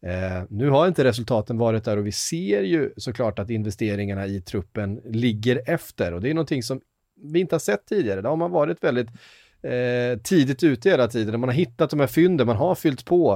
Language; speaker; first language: Swedish; native; Swedish